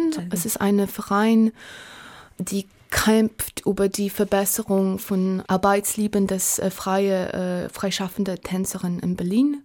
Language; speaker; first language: German; non-native, learner; Polish